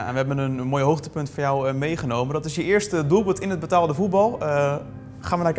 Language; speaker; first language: Dutch; native; Dutch